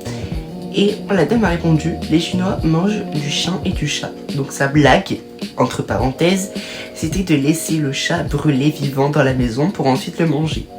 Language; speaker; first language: French; native; French